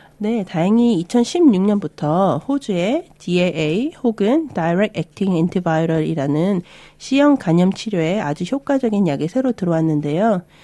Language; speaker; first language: Korean; early bilingual, other home language; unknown